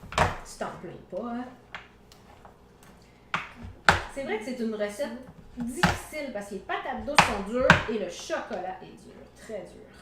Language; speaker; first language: French; native; French